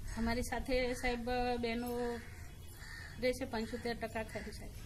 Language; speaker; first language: Gujarati; native; Gujarati